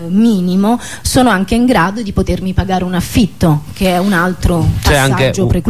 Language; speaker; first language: Italian; native; Italian